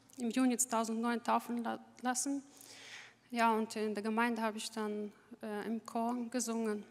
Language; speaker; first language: German; non-native, fluent; Russian